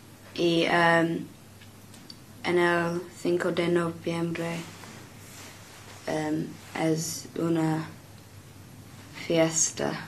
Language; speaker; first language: Spanish; non-native, learner; English